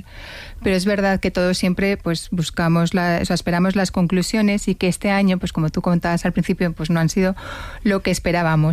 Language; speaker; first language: Spanish; native; Spanish